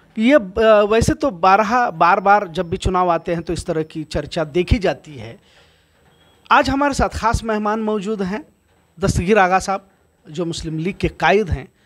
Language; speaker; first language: Hindi; non-native, local second language; Urdu